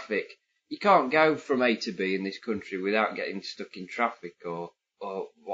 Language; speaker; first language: English; native; English